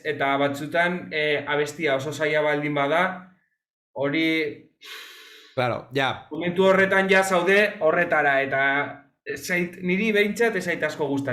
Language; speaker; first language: Basque; non-native, local second language; Spanish